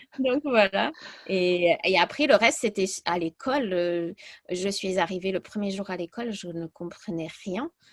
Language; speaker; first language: French; early bilingual, other home language; English